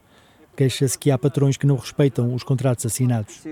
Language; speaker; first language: Portuguese; native; Portuguese